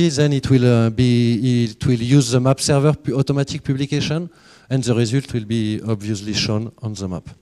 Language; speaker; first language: English; non-native, fluent; French